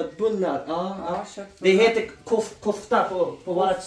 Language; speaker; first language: Swedish; non-native, learner; Persian